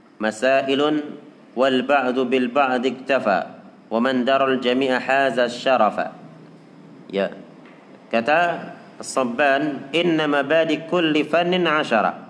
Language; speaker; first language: Arabic; non-native, fluent; Indonesian